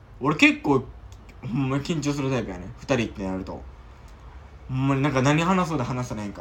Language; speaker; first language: Japanese; native; Japanese